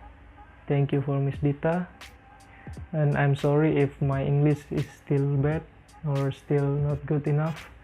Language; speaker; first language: English; non-native, learner; Indonesian